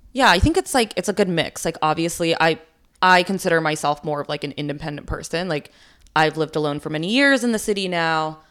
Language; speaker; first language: English; early bilingual, other home language; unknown